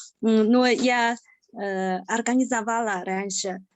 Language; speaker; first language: Russian; non-native, fluent; Chinese